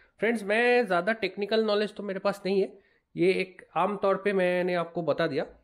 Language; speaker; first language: Hindi; non-native, local second language; Bangla